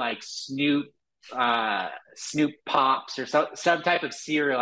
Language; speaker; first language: English; native; English